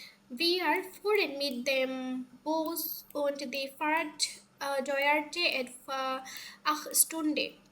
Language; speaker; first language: German; non-native, learner; Bangla